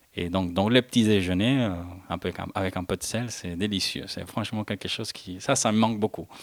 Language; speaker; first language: French; non-native, fluent; Spanish